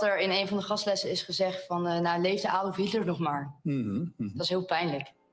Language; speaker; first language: Dutch; native; Dutch